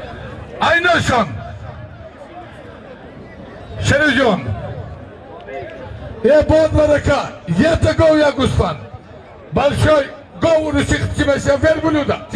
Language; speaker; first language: Russian; non-native, local second language; Tajik